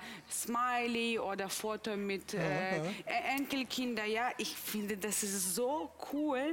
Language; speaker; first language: German; non-native, fluent; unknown